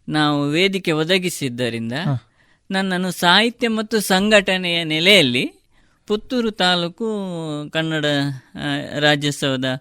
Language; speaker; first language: Kannada; non-native, local second language; Tulu